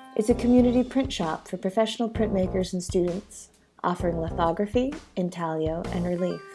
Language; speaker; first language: English; native; English